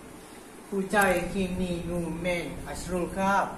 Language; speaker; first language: Thai; non-native, learner; Malay